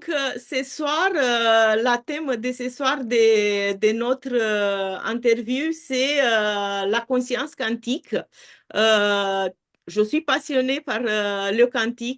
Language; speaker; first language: French; non-native, fluent; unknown